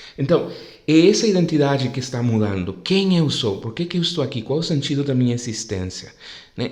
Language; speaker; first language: Portuguese; non-native, fluent; Spanish